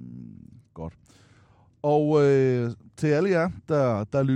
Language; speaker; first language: Danish; native; Danish